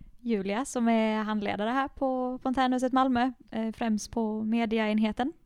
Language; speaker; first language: Swedish; native; Swedish